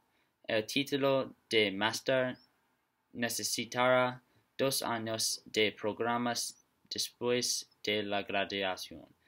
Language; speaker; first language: Spanish; non-native, learner; English